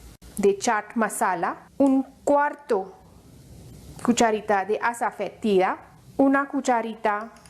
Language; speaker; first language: Spanish; non-native, fluent; Hindi